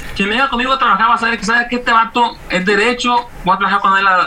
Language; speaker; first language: Spanish; native; Spanish